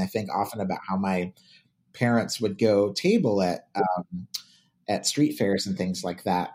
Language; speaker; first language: English; native; English